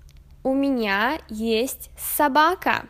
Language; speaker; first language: Russian; non-native, learner; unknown